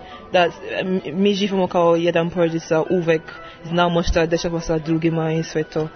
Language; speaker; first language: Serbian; non-native, learner; English